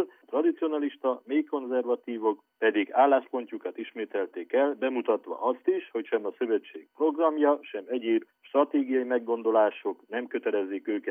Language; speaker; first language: Hungarian; native; Hungarian